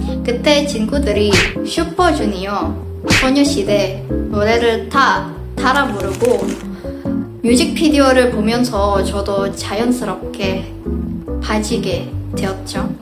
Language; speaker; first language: Korean; non-native, fluent; Indonesian